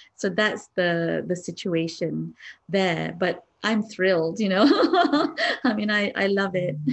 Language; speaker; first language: English; non-native, local second language; Malay